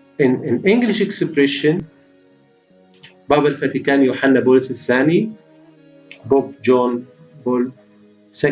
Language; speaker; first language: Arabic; native; Arabic